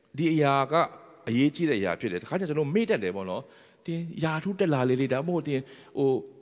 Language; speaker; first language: Burmese; non-native, local second language; Tedim Chin